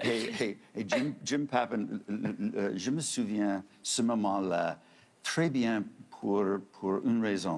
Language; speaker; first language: French; non-native, fluent; English